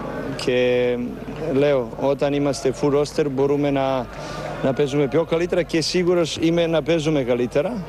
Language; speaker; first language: Greek; non-native, fluent; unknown